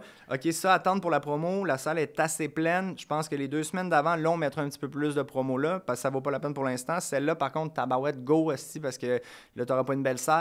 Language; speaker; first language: French; native; French